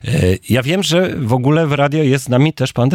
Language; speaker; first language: Polish; native; Polish